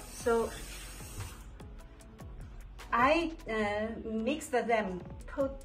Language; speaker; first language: English; non-native, learner; Chinese